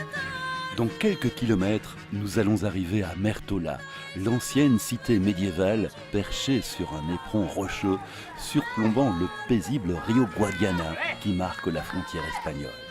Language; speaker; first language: French; native; French